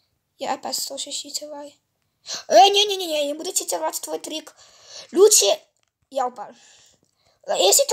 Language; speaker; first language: Russian; early bilingual, heritage; Russian